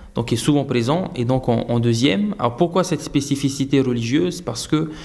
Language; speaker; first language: French; native; French